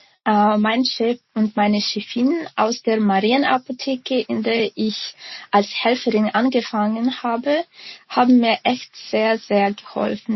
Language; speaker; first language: German; non-native, fluent; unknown